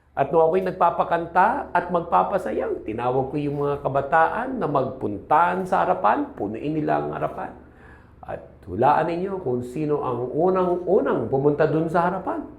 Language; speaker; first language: Filipino; native; Filipino